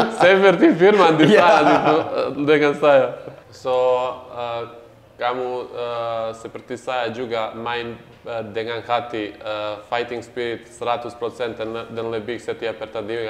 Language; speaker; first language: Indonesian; non-native, learner; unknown